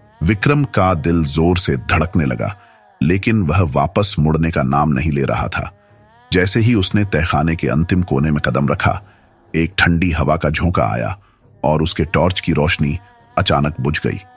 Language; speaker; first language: Hindi; native; Hindi